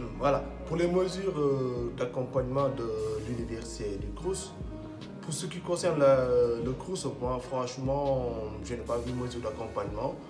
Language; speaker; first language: French; non-native, local second language; Wolof